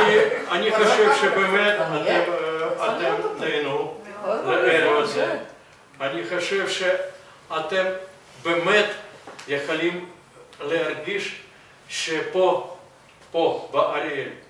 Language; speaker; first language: Hebrew; non-native, fluent; Russian